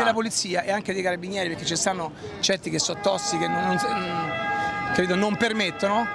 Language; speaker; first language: Italian; native; Italian